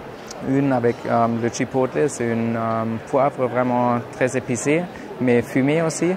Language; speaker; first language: French; non-native, fluent; German